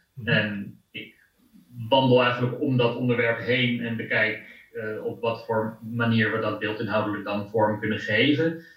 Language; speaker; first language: Dutch; native; Dutch